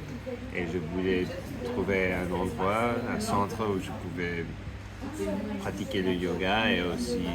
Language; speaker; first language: French; non-native, fluent; English